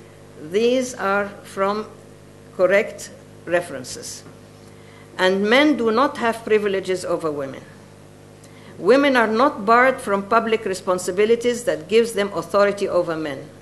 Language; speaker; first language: English; non-native, fluent; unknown